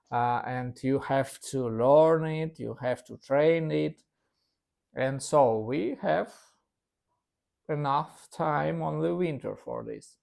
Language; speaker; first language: English; non-native, learner; Russian